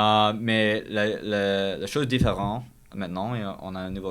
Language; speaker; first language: French; non-native, learner; English